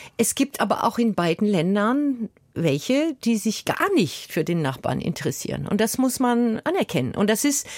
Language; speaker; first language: German; non-native, fluent; French